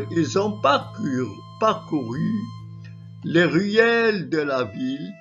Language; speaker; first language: French; non-native, local second language; Arabic